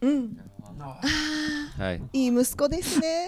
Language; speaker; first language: Japanese; native; Japanese